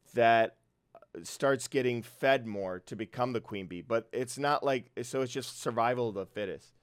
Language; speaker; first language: English; native; English